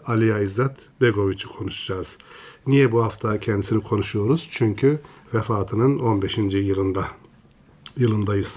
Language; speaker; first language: Turkish; native; Turkish